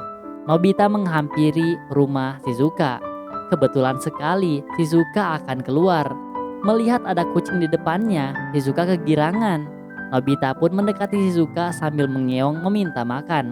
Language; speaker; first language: Indonesian; native; Indonesian